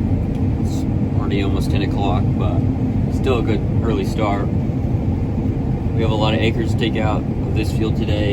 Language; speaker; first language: English; native; English